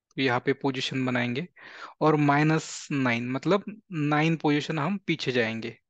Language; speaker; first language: Hindi; non-native, local second language; Marathi